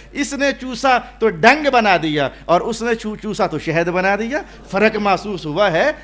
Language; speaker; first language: Urdu; non-native, local second language; Punjabi